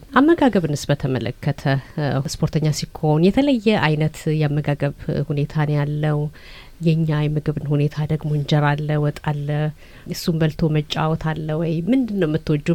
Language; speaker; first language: Amharic; native; Amharic